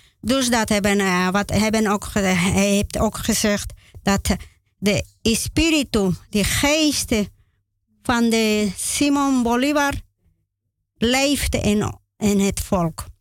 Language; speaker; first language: Dutch; non-native, learner; Spanish